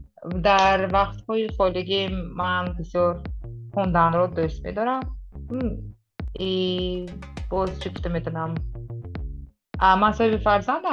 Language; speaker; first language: English; non-native, fluent; Tajik